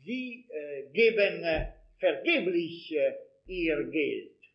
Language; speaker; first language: German; non-native, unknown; Italian